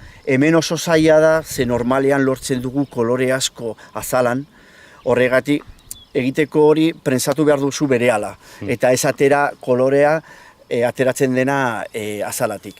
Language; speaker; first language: Basque; non-native, local second language; Spanish